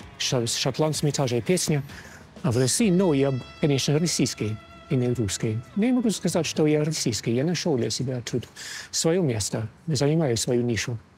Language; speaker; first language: Russian; non-native, fluent; English